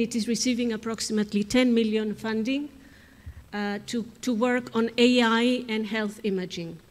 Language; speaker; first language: English; non-native, fluent; Greek